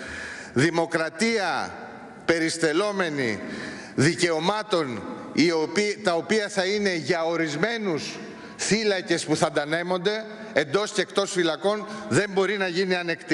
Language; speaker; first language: Greek; native; Greek